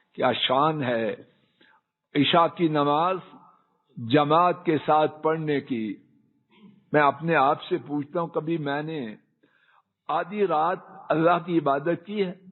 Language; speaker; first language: Urdu; non-native, local second language; Punjabi